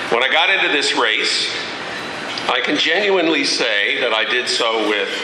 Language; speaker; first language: English; native; English